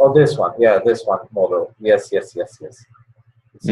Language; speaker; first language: English; non-native, learner; Polish